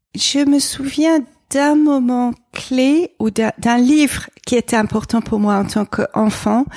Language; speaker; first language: French; non-native, fluent; English